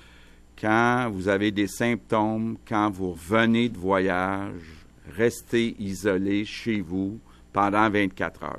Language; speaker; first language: French; native; French